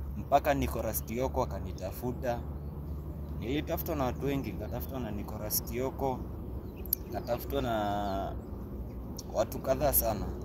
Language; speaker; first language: Swahili; native; Swahili